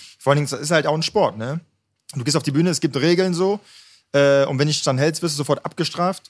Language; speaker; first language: German; native; German